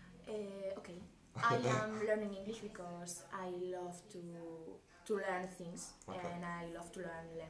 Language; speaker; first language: English; non-native, learner; Spanish